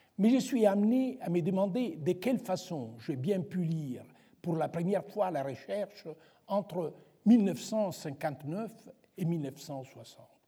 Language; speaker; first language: French; non-native, fluent; Italian